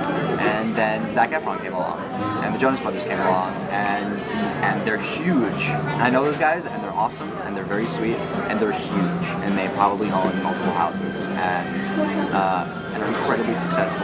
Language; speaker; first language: English; early bilingual, other home language; Hebrew